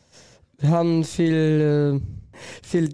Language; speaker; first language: German; non-native, learner; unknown